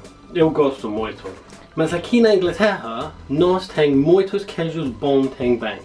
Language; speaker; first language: Portuguese; non-native, learner; English